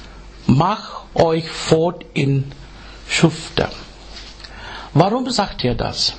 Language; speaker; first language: German; non-native, fluent; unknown